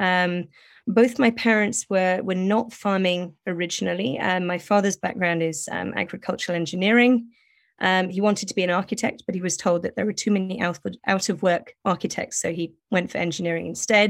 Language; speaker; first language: English; native; English